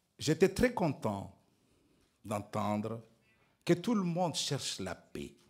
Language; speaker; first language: French; non-native, local second language; Ngazidja Comorian